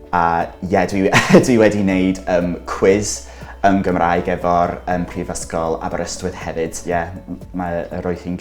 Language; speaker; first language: Welsh; non-native, local second language; English